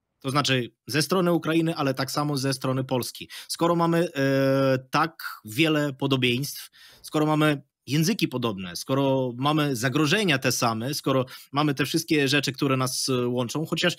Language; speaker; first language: Polish; non-native, fluent; Ukrainian